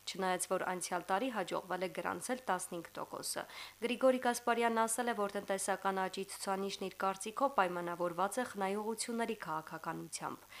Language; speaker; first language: Armenian; native; Armenian